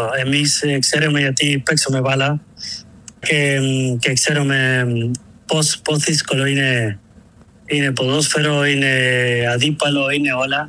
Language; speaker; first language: Greek; non-native, learner; Spanish